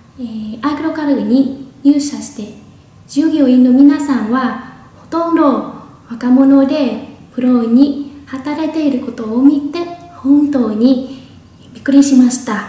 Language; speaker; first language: Japanese; non-native, fluent; Vietnamese